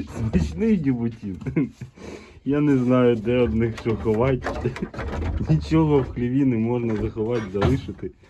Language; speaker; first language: Ukrainian; native; Ukrainian